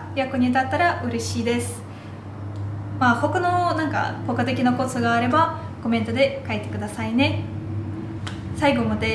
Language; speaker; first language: Japanese; non-native, fluent; Russian